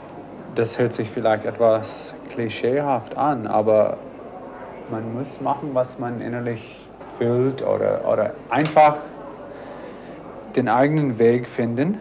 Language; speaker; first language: German; non-native, fluent; English